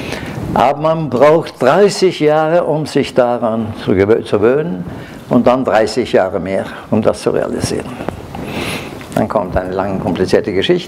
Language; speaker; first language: German; non-native, fluent; Norwegian